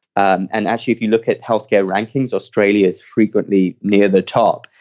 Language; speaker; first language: English; native; English